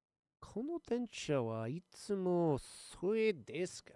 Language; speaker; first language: Japanese; non-native, learner; English